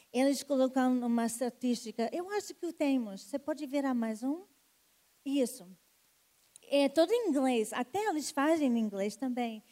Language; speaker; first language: Portuguese; non-native, fluent; English